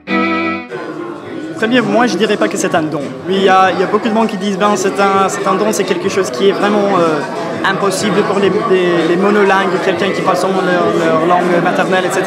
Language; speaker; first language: French; non-native, fluent; English